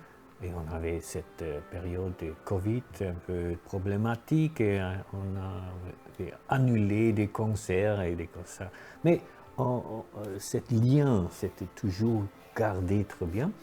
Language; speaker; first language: French; non-native, fluent; German